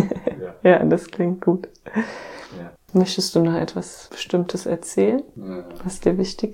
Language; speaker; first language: German; native; German